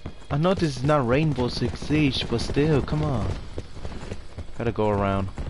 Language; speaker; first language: English; non-native, fluent; Spanish